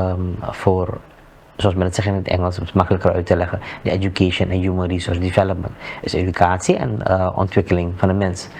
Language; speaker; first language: Dutch; native; Dutch